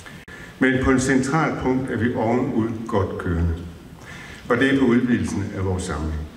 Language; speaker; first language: Danish; native; Danish